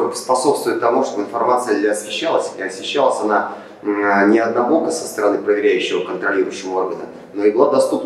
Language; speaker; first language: Russian; native; Russian